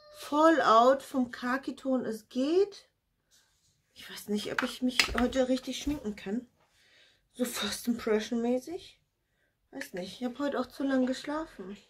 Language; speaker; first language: German; non-native, fluent; Russian